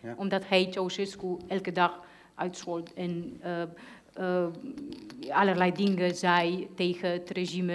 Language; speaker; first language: Dutch; non-native, fluent; Hungarian